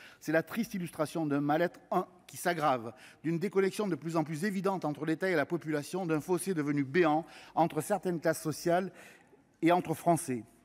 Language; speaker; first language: French; native; French